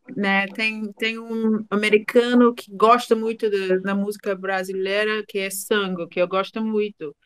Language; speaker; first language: Portuguese; non-native, fluent; English